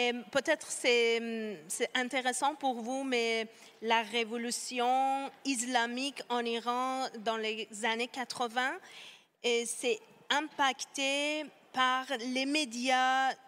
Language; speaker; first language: French; non-native, fluent; Persian